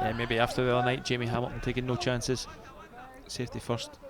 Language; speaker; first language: English; native; English